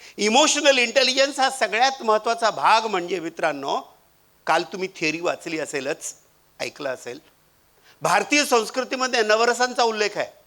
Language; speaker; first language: Marathi; non-native, local second language; Marwari